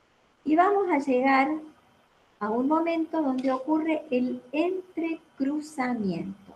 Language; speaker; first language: Spanish; native; Spanish